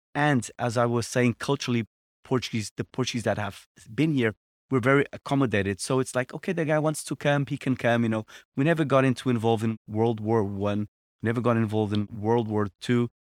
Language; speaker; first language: English; non-native, fluent; Portuguese